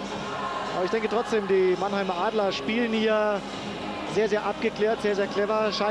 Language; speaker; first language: German; native; German